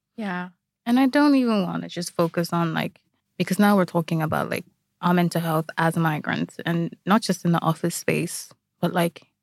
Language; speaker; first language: English; non-native, local second language; Igbo